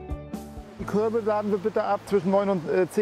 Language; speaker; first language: German; native; German